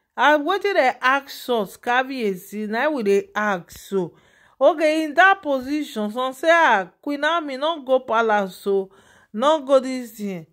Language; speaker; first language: Nigerian Pidgin; non-native, local second language; Yoruba